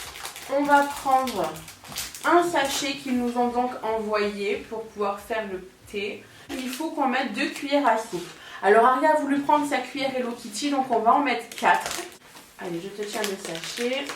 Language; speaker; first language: French; native; French